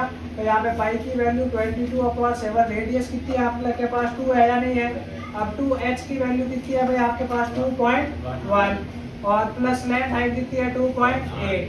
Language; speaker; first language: Hindi; native; Hindi